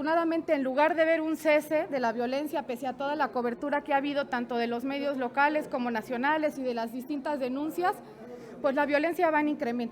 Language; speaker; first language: Spanish; native; Spanish